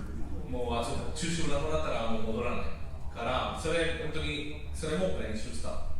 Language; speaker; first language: Japanese; non-native, learner; English